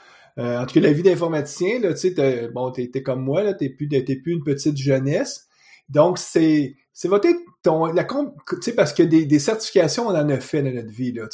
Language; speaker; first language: French; native; French